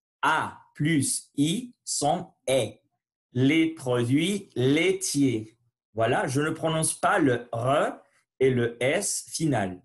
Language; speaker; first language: French; non-native, learner; Spanish